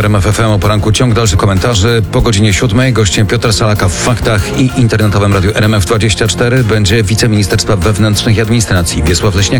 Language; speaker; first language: Polish; native; Polish